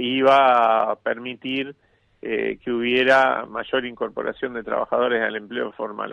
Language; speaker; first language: Spanish; native; Spanish